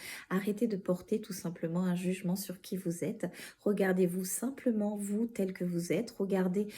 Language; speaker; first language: French; native; French